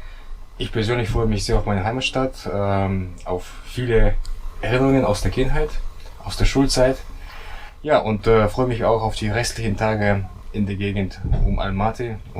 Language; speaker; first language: German; non-native, fluent; Russian